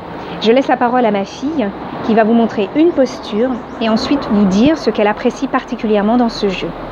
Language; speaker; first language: French; native; French